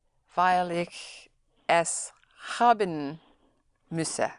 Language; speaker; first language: German; non-native, learner; English